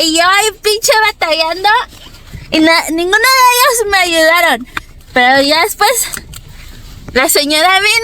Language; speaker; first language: Spanish; early bilingual, heritage; Spanish